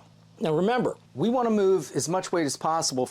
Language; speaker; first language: English; native; English